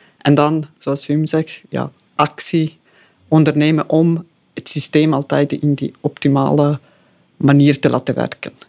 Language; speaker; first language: Dutch; non-native, fluent; Italian